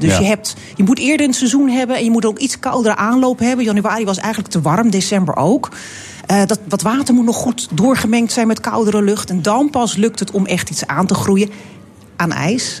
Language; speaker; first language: Dutch; native; Dutch